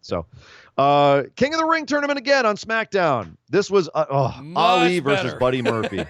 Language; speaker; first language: English; native; English